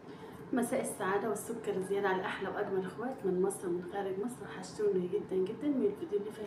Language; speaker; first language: Arabic; native; Arabic